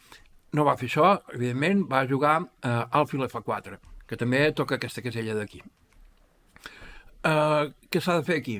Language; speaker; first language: Catalan; native; Catalan